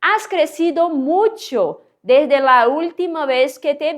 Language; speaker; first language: Spanish; non-native, fluent; Portuguese